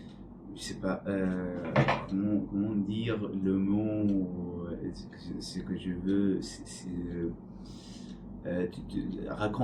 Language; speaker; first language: French; non-native, learner; Arabic